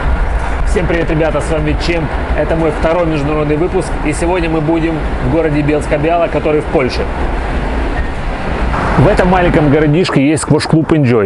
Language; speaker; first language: Russian; native; Russian